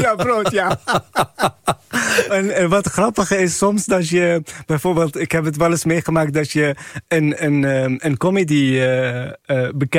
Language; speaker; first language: Dutch; non-native, fluent; Arabic